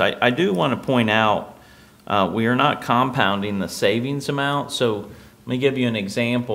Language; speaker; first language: English; native; English